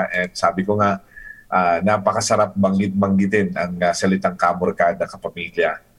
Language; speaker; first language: Filipino; native; Filipino